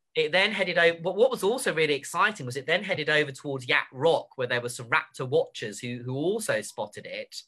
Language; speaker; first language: English; native; English